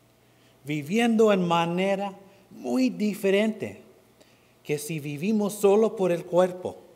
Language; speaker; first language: Spanish; non-native, fluent; English